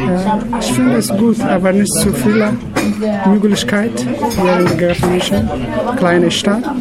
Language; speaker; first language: German; non-native, learner; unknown